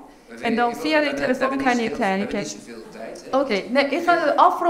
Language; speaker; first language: Dutch; non-native, learner; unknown